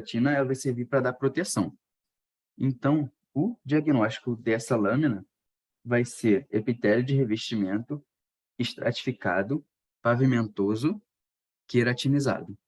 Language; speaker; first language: Portuguese; native; Portuguese